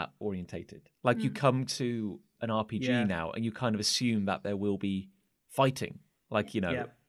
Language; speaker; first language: English; native; English